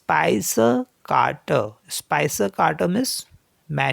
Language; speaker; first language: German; non-native, fluent; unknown